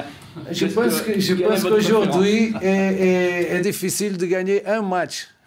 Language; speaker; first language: French; non-native, learner; Portuguese